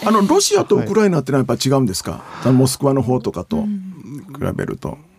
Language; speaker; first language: Japanese; native; Japanese